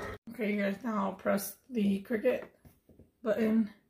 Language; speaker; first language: English; early bilingual, other home language; Spanish